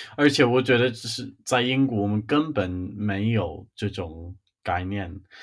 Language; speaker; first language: Chinese; non-native, fluent; English